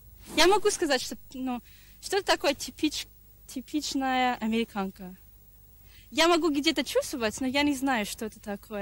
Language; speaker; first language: Russian; non-native, fluent; English